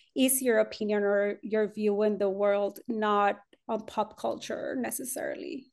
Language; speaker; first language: English; non-native, fluent; Spanish